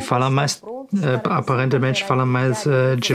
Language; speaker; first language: Portuguese; non-native, fluent; Spanish